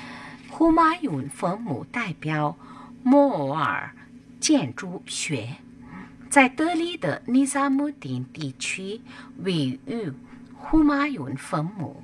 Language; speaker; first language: Chinese; non-native, learner; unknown